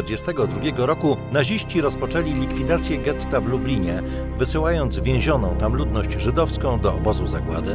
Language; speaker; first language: Polish; native; Polish